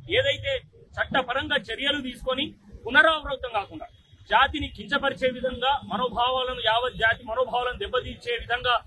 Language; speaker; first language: Telugu; native; Telugu